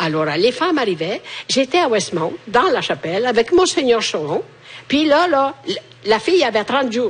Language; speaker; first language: French; non-native, fluent; Italian